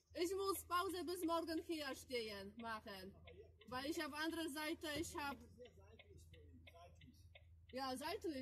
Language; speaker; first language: German; non-native, learner; Polish